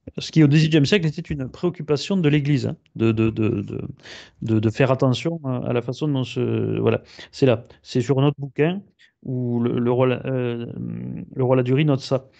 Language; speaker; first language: French; native; French